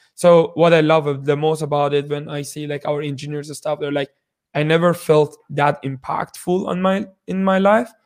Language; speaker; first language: English; non-native, fluent; Persian